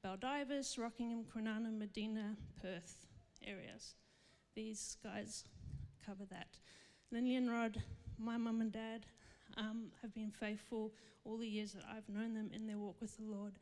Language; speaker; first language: English; native; English